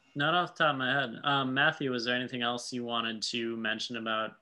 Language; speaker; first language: English; native; English